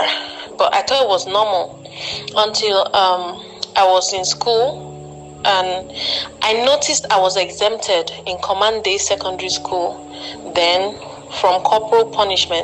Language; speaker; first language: English; non-native, local second language; Igbo